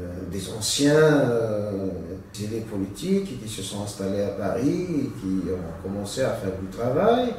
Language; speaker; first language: French; non-native, local second language; Arabic